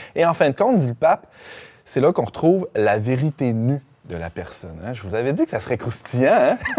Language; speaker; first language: French; native; French